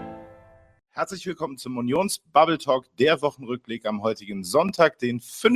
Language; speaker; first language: German; native; German